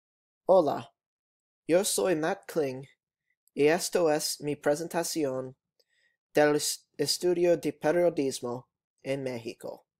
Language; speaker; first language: Spanish; non-native, learner; English